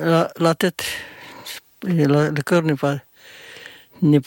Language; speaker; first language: French; non-native, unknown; Indonesian